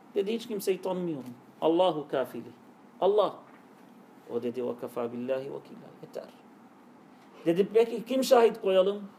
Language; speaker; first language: Turkish; non-native, fluent; Arabic